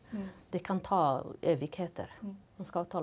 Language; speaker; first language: Swedish; non-native, fluent; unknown